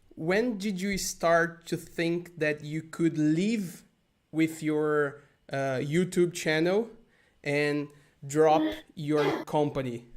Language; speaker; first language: English; non-native, learner; Portuguese